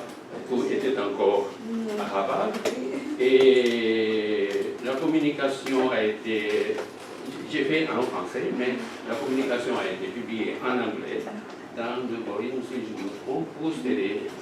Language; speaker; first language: French; non-native, fluent; Japanese